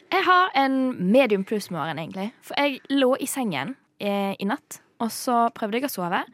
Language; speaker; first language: Norwegian; native; Norwegian